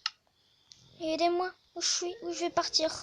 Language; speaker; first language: French; native; French